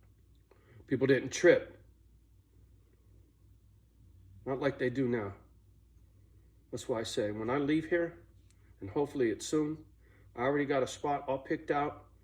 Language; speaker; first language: English; native; English